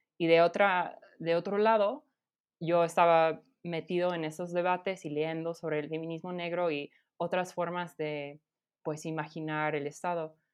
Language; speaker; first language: Spanish; non-native, fluent; English